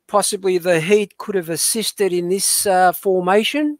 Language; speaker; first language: English; native; English